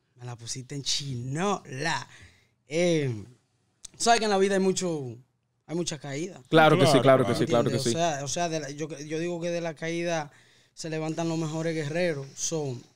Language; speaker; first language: Spanish; early bilingual, other home language; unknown